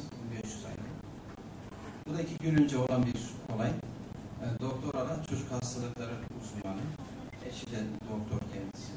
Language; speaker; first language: Turkish; native; Turkish